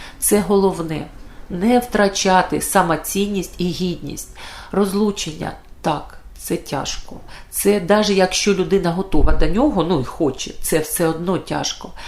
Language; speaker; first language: Ukrainian; native; Ukrainian